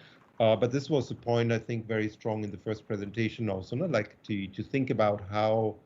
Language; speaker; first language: English; non-native, fluent; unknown